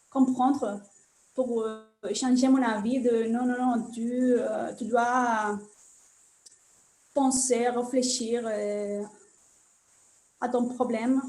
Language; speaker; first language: French; non-native, learner; Spanish